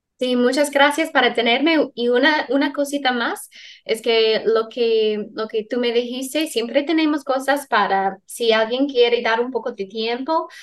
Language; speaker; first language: Spanish; non-native, fluent; English